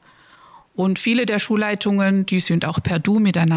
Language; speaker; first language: German; native; German